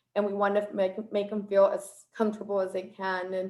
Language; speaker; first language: English; non-native, fluent; Spanish